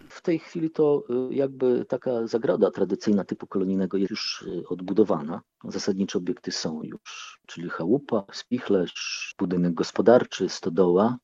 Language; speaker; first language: Polish; non-native, local second language; Ukrainian